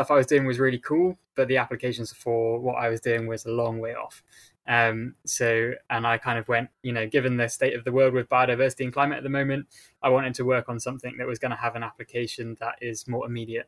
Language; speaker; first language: English; native; English